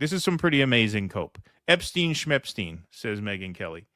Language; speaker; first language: English; native; English